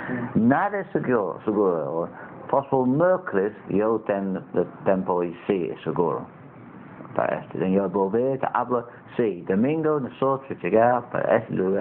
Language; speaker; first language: Spanish; non-native, learner; English